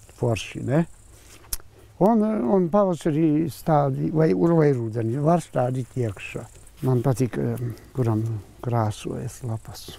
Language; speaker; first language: Latvian; non-native, fluent; Hungarian